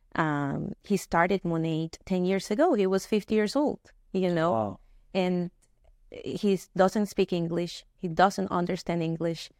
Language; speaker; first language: English; non-native, fluent; Spanish